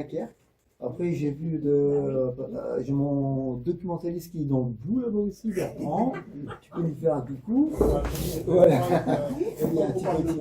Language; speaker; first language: French; native; French